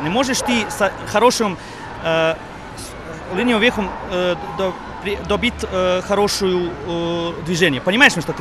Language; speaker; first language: Russian; non-native, learner; Serbian